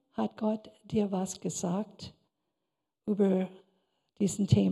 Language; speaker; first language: German; non-native, fluent; English